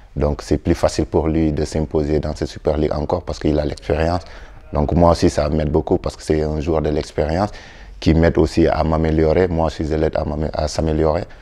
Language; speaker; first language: French; non-native, local second language; Wolof